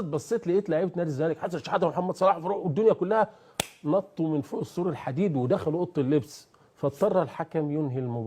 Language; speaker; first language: Arabic; native; Arabic